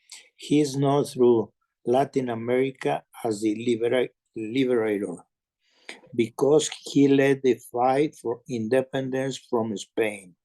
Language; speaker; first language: English; non-native, learner; Spanish